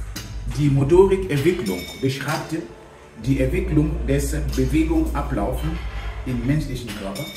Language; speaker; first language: German; non-native, fluent; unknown